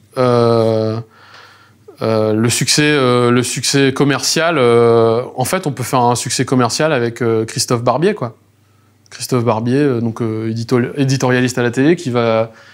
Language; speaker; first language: French; native; French